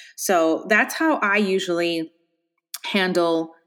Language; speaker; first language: English; native; English